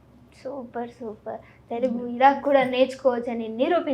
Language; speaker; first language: Telugu; native; Telugu